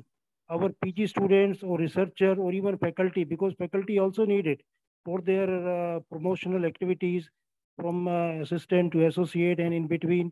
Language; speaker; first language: English; non-native, local second language; Hindi